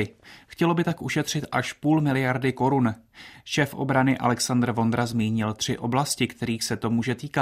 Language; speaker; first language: Czech; native; Czech